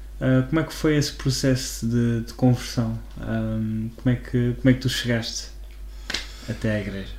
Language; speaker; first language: Portuguese; native; Portuguese